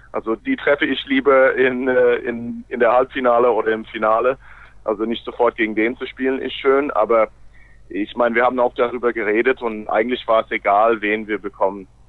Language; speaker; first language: German; non-native, fluent; English